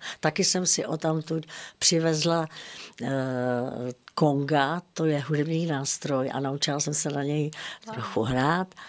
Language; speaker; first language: Czech; native; Czech